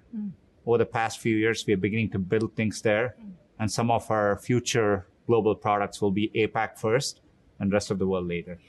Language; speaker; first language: English; non-native, local second language; Tamil